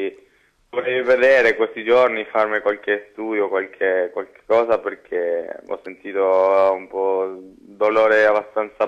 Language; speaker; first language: Italian; non-native, fluent; Spanish